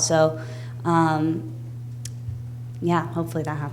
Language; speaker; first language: English; native; English